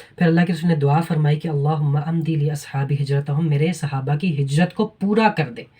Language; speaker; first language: Urdu; native; Urdu